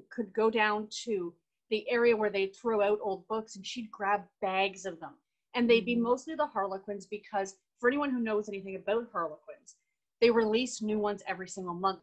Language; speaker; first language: English; native; English